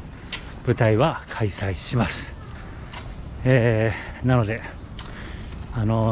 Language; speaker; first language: Japanese; native; Japanese